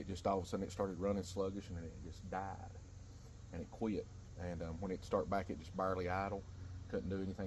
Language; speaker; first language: English; native; English